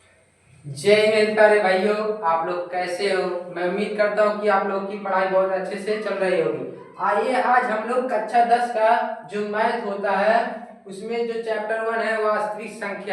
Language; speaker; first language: Hindi; native; Hindi